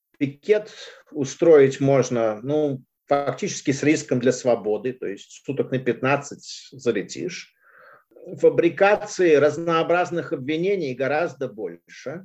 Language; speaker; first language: Russian; native; Russian